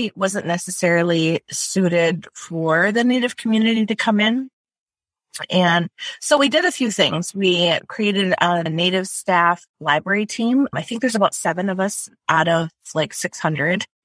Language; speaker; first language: English; native; English